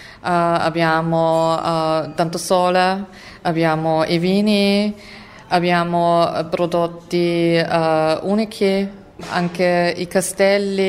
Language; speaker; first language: Italian; non-native, fluent; German